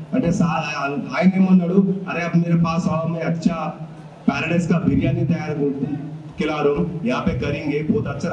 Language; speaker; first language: Hindi; non-native, local second language; Telugu